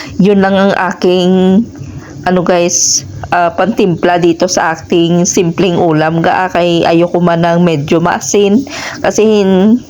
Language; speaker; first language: Filipino; non-native, local second language; Hiligaynon